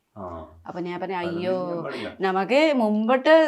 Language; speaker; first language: Malayalam; non-native, learner; Nepali